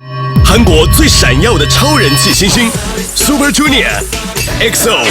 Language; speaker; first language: Chinese; native; Chinese